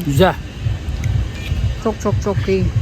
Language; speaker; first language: Turkish; non-native, fluent; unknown